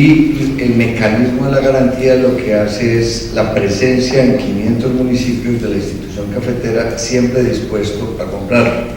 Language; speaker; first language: Spanish; native; Spanish